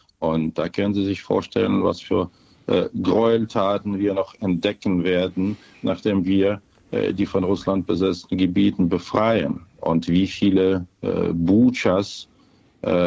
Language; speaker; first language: German; non-native, fluent; Ukrainian